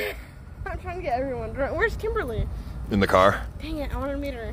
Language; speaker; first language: English; native; English